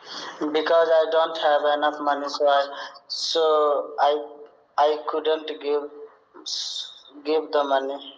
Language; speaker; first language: English; non-native, learner; Hindi